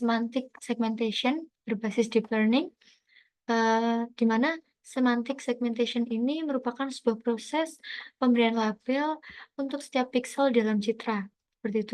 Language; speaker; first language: Indonesian; native; Indonesian